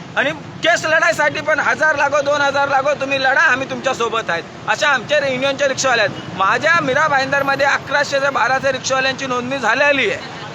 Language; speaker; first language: Marathi; non-native, local second language; Hindi